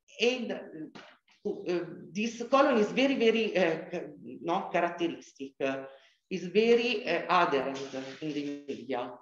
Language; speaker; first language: English; non-native, learner; Italian